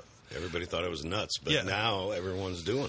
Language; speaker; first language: English; native; English